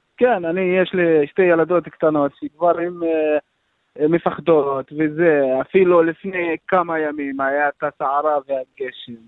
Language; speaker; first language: Hebrew; non-native, local second language; Arabic